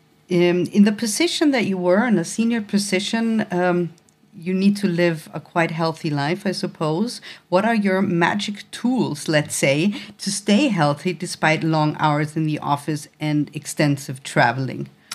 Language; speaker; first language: English; non-native, fluent; German